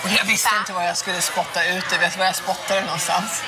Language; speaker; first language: Swedish; native; Swedish